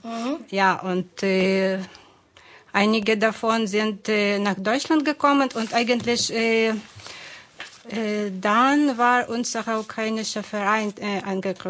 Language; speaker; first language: German; non-native, fluent; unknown